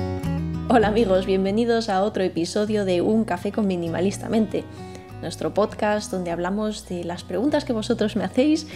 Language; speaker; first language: Spanish; native; Spanish